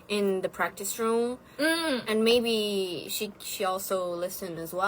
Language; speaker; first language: English; non-native, fluent; Italian